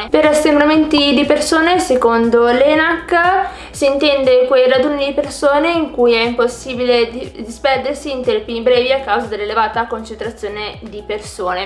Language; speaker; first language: Italian; native; Italian